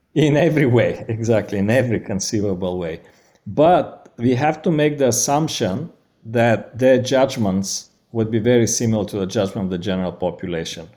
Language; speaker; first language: English; non-native, fluent; Bulgarian